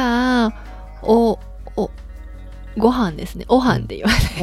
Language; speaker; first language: Japanese; non-native, fluent; Chinese